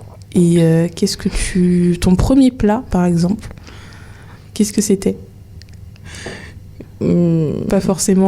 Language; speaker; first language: French; native; French